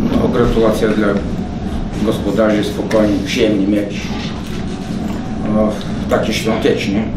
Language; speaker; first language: Polish; non-native, learner; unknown